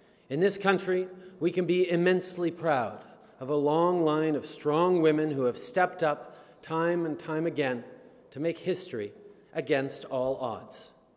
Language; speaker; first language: English; early bilingual, other home language; French